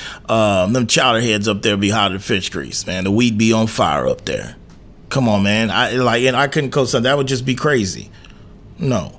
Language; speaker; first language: English; native; English